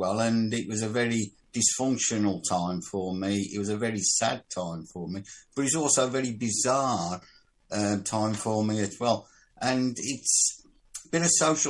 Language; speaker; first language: English; native; English